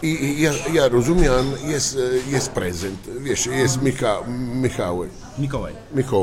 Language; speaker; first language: Polish; non-native, learner; Italian